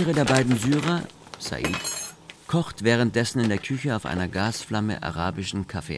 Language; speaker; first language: German; native; German